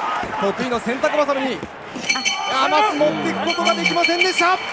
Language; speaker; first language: Japanese; native; Japanese